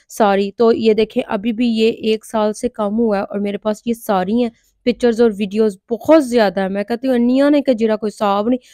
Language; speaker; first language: Urdu; non-native, local second language; Punjabi